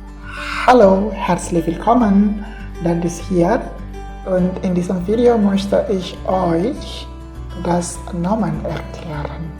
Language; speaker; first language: German; non-native, fluent; Indonesian